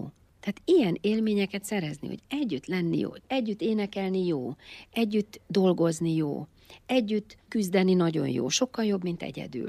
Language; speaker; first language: Hungarian; native; Hungarian